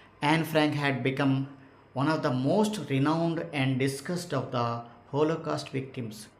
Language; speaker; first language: English; non-native, local second language; Telugu